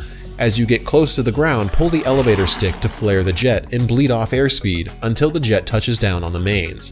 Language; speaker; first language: English; native; English